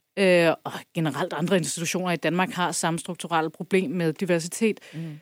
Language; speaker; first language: Danish; early bilingual, other home language; Kurdish